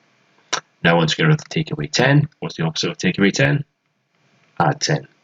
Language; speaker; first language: English; native; English